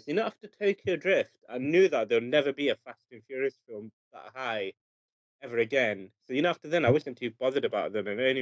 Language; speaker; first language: English; native; English